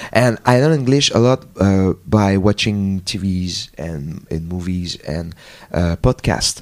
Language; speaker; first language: English; non-native, fluent; French